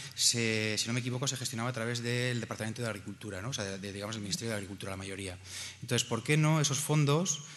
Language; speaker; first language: Spanish; native; Spanish